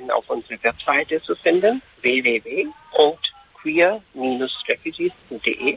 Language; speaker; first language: German; non-native, fluent; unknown